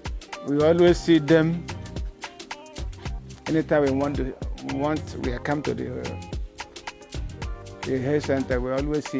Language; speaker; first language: English; non-native, local second language; Igbo